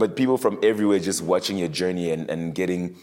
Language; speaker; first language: English; early bilingual, other home language; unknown